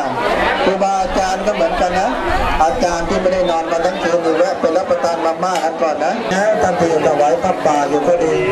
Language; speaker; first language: Thai; native; Thai